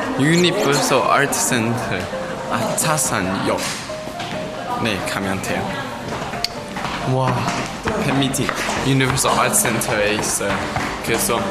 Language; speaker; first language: Korean; non-native, learner; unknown